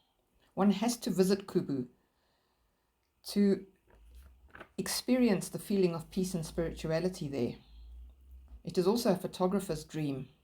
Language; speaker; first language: English; native; English